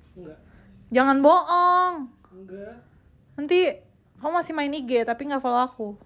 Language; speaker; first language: Indonesian; native; Indonesian